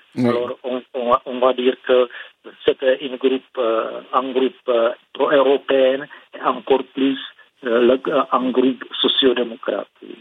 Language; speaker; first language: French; non-native, fluent; Czech